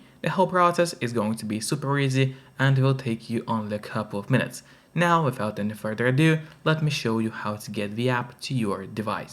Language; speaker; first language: English; non-native, fluent; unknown